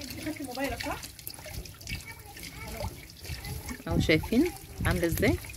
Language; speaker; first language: Arabic; native; Arabic